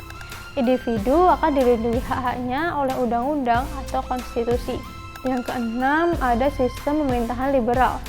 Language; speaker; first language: Indonesian; native; Indonesian